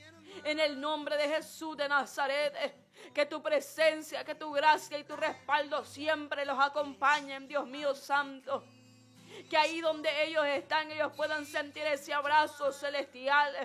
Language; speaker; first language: Spanish; native; Spanish